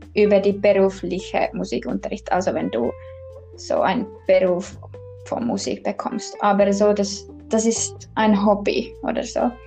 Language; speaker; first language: German; non-native, learner; Finnish